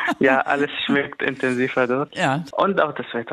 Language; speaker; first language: German; non-native, fluent; Arabic